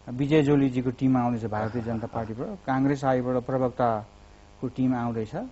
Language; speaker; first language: Nepali; native; Nepali